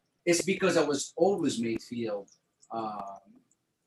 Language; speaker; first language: English; non-native, fluent; French